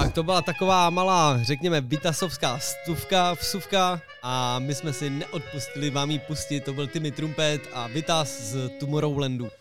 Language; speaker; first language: Czech; native; Czech